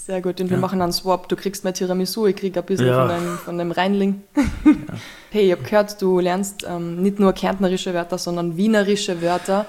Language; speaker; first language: German; native; German